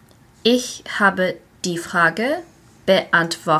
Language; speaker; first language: German; non-native, learner; English